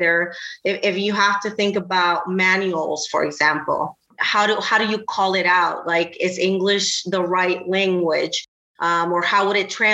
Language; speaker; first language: English; non-native, fluent; Spanish